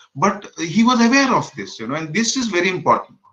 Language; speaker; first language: English; non-native, local second language; Konkani